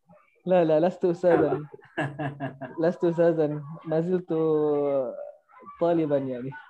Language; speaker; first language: Arabic; non-native, learner; Indonesian